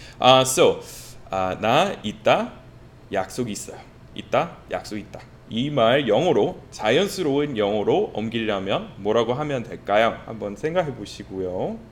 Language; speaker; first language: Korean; native; Korean